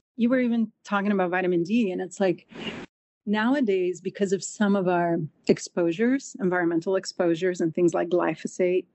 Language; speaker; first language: English; non-native, fluent; Portuguese